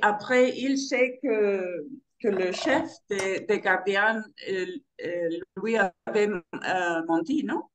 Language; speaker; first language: French; non-native, learner; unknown